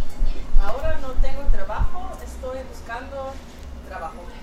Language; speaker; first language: Spanish; non-native, learner; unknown